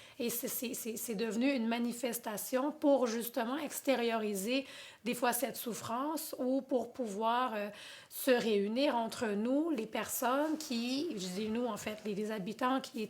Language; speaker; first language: French; non-native, fluent; Portuguese